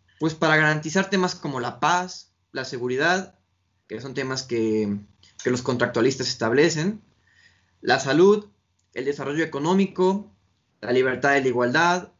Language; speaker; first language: Spanish; native; Spanish